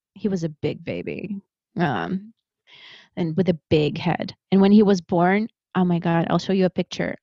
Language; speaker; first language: English; early bilingual, other home language; Russian